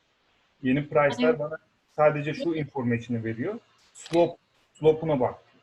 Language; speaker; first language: Turkish; native; Turkish